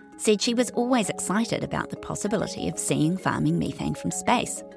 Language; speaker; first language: English; native; English